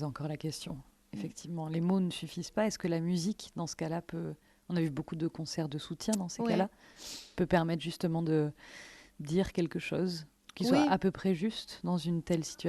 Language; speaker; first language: French; native; French